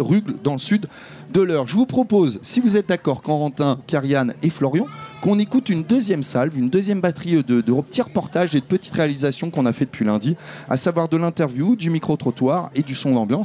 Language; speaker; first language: French; native; French